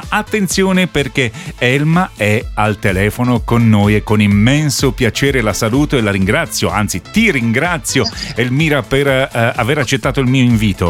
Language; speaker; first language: Italian; native; Italian